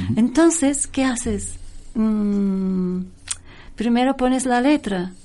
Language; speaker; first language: Spanish; non-native, fluent; Turkish